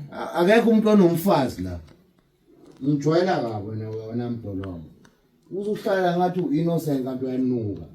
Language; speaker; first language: Zulu; native; Zulu